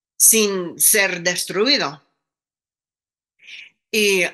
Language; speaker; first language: Spanish; non-native, fluent; English